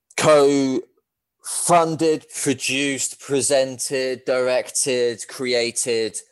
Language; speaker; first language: English; native; English